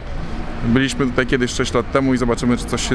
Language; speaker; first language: Polish; native; Polish